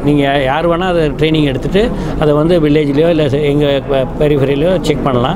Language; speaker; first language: Tamil; native; Tamil